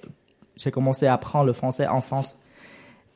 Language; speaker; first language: French; non-native, learner; Vietnamese